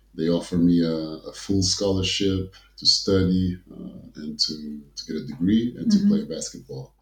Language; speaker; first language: English; early bilingual, other home language; Kabuverdianu